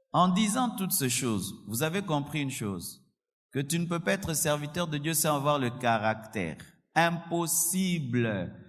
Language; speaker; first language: French; non-native, local second language; Lingala